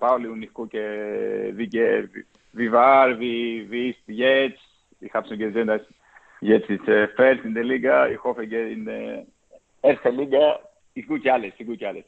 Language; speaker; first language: German; non-native, learner; Greek